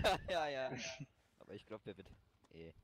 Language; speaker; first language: German; native; German